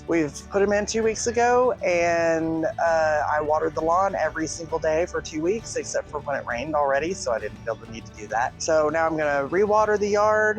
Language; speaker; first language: English; native; English